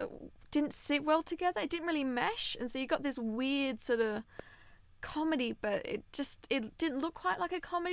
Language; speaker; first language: English; native; English